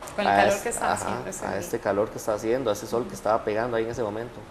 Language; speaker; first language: Spanish; native; Spanish